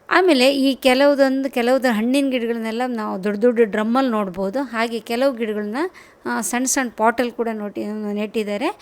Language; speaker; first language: Kannada; native; Kannada